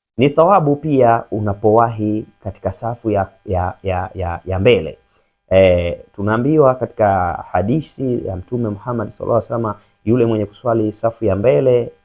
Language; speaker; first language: Swahili; native; Swahili